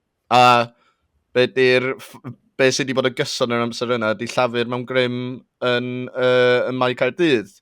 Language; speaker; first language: Welsh; native; Welsh